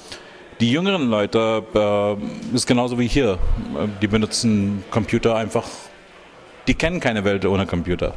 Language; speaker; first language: German; non-native, fluent; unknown